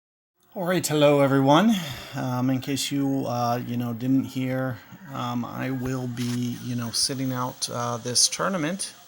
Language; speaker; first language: English; native; English